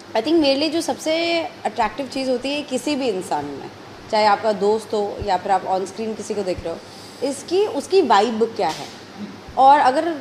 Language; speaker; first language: Hindi; native; Hindi